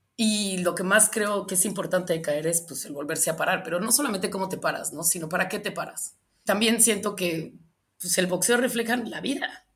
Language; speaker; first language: Spanish; native; Spanish